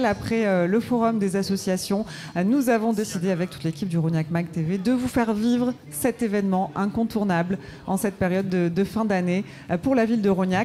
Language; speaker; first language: French; native; French